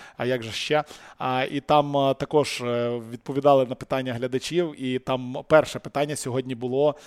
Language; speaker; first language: Ukrainian; native; Ukrainian